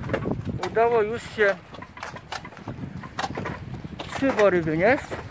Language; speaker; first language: Polish; native; Polish